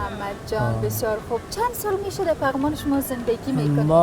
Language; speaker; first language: Persian; non-native, local second language; Pashto